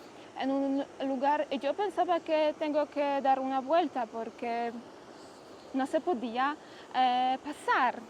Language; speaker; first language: Spanish; non-native, learner; Polish